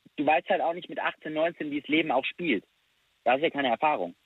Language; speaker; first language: German; native; German